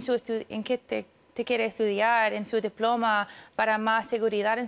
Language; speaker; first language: Spanish; early bilingual, heritage; English